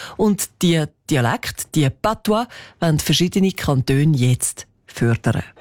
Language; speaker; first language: German; native; German